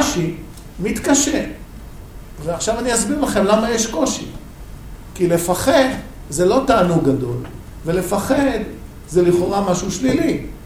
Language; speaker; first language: Hebrew; non-native, fluent; English